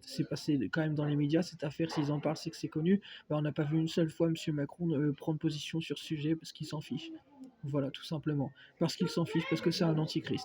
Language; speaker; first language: French; native; French